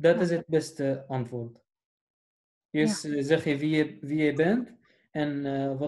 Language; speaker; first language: Dutch; non-native, fluent; Arabic